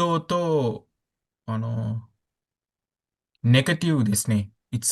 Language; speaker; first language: Japanese; non-native, learner; Sinhala